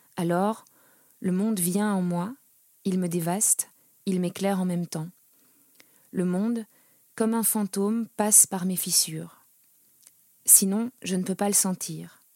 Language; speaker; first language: French; native; French